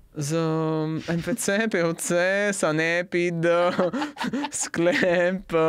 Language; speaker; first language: Polish; non-native, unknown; Italian